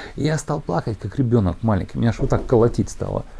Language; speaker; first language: Russian; native; Russian